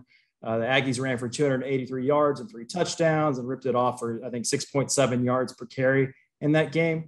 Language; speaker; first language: English; native; English